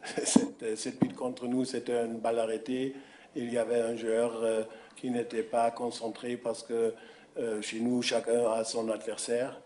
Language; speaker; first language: French; non-native, fluent; German